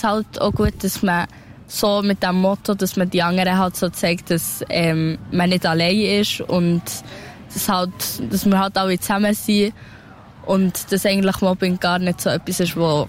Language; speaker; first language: German; early bilingual, other home language; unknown